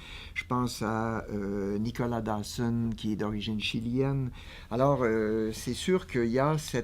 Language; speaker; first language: French; native; French